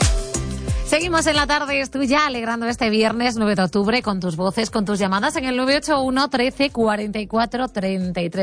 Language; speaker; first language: Spanish; non-native, local second language; Galician